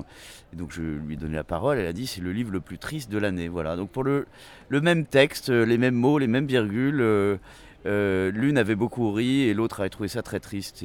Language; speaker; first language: French; native; French